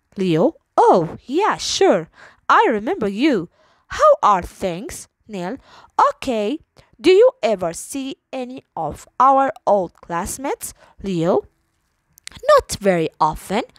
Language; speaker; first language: English; non-native, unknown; Arabic